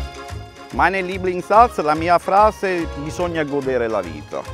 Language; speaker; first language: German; non-native, fluent; Italian